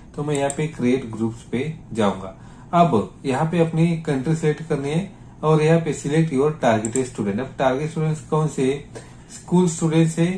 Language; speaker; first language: Hindi; non-native, local second language; Marathi